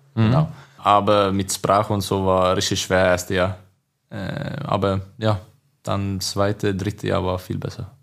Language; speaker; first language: German; non-native, learner; Swedish